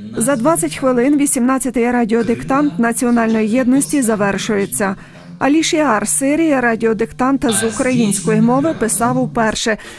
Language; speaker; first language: Ukrainian; native; Ukrainian